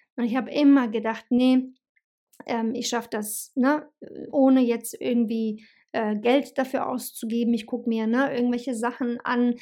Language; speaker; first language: German; early bilingual, other home language; Bosnian